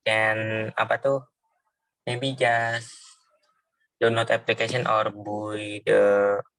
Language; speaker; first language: English; non-native, learner; Indonesian